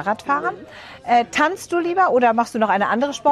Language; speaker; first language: German; native; German